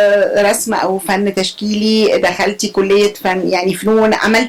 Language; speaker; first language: Arabic; native; Arabic